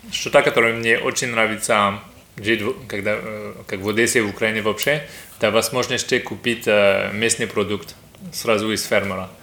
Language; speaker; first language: Russian; non-native, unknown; French